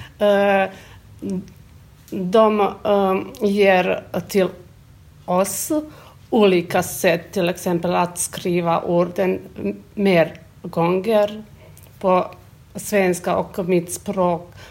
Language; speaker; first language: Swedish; non-native, learner; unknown